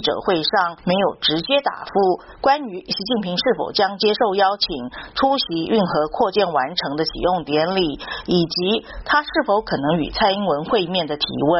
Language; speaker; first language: Chinese; native; Chinese